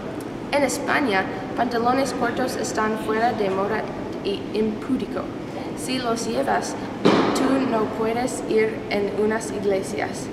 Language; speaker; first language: Spanish; non-native, learner; English